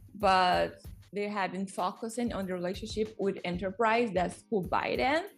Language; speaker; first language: English; non-native, fluent; Portuguese